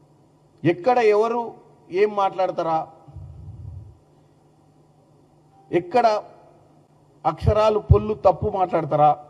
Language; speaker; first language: Telugu; native; Telugu